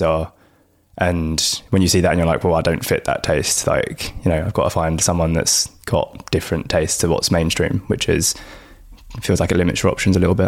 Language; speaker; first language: English; native; English